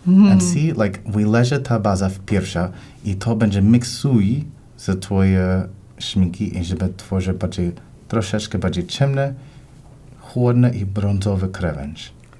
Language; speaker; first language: Polish; non-native, learner; English